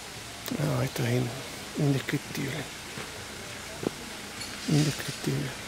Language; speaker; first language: Spanish; native; Spanish